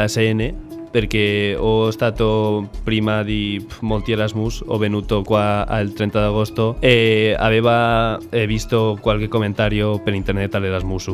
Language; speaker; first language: Italian; non-native, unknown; Spanish